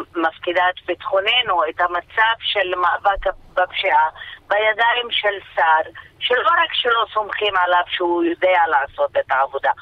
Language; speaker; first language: Hebrew; non-native, local second language; Arabic